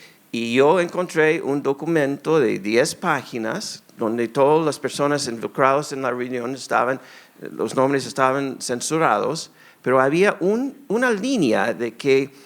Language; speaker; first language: Spanish; non-native, fluent; English